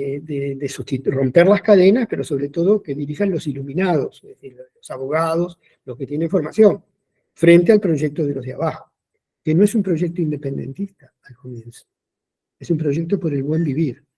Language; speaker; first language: Spanish; native; Spanish